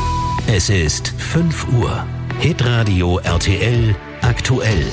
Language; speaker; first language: German; native; German